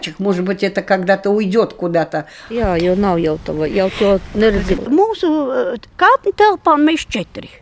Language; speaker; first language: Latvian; non-native, local second language; Russian